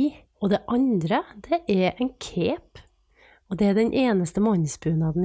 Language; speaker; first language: Norwegian; native; Norwegian